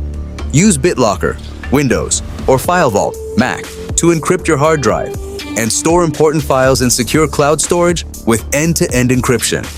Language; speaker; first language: English; native; English